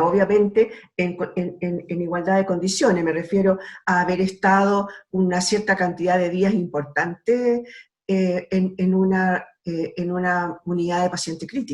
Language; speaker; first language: Spanish; native; Spanish